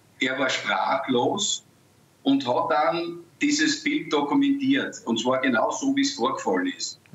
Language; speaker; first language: German; native; German